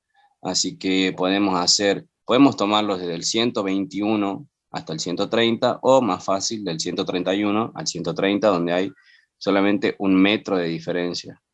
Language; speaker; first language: Spanish; native; Spanish